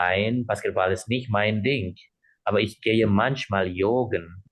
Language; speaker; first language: German; non-native, fluent; Indonesian